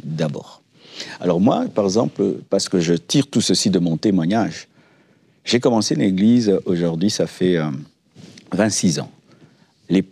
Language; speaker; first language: French; non-native, local second language; Lingala